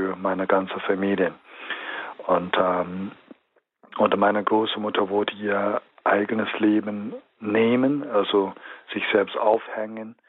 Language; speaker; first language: German; non-native, fluent; Chinese